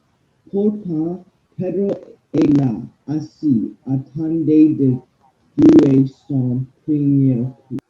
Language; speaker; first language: French; non-native, learner; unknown